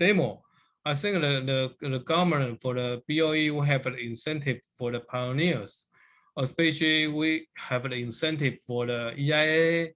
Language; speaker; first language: English; non-native, learner; Chinese